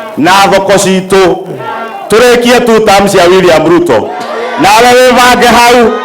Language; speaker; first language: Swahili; non-native, local second language; Kikuyu